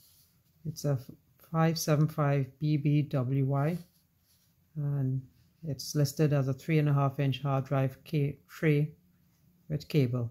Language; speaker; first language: English; native; English